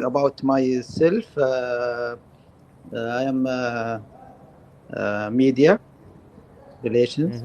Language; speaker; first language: English; non-native, learner; Arabic